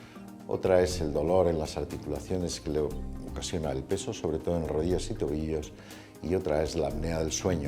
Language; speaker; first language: Spanish; native; Spanish